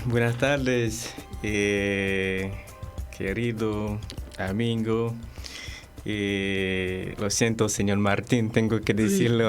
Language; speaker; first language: Spanish; non-native, fluent; Haitian Creole